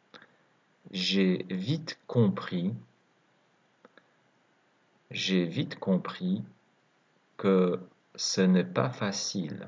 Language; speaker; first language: French; native; French